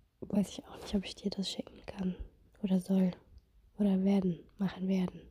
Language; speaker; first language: German; non-native, fluent; Russian